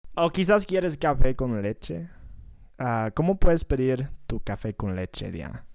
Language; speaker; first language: Spanish; non-native, fluent; English